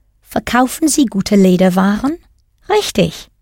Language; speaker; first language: German; non-native, fluent; English